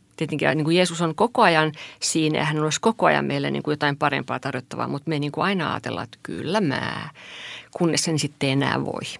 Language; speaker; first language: Finnish; non-native, local second language; Swedish